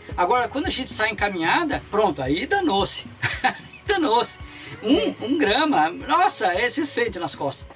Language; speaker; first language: Portuguese; native; Portuguese